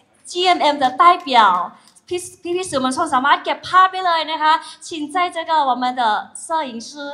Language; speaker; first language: Chinese; non-native, fluent; Thai